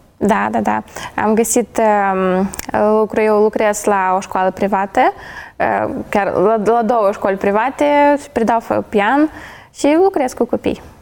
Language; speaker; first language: Romanian; non-native, fluent; Ukrainian